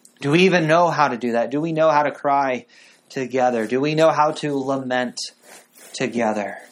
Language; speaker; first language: English; native; English